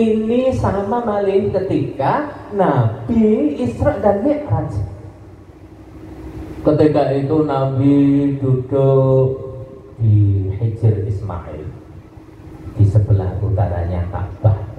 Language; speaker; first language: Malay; non-native, local second language; Javanese